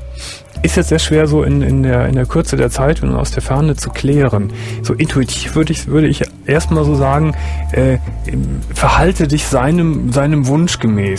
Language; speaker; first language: German; native; German